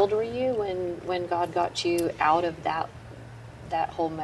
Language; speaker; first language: English; native; English